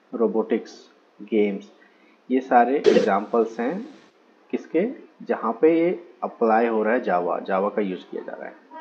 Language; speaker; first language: Hindi; native; Hindi